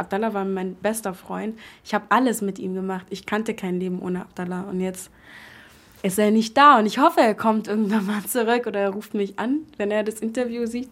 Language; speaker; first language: German; non-native, fluent; Arabic